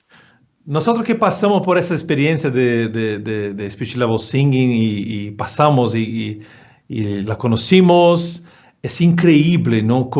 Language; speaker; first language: Spanish; non-native, fluent; Portuguese